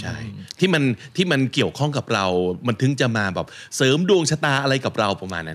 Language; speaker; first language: Thai; native; Thai